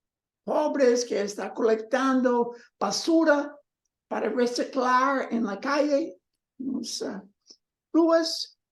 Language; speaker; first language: Spanish; non-native, learner; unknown